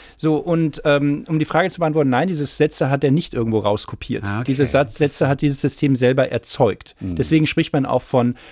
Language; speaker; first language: German; native; German